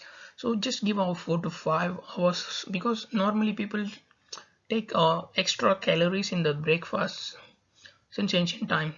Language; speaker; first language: English; non-native, local second language; Tamil